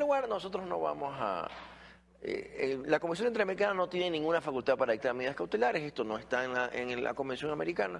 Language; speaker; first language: Spanish; native; Spanish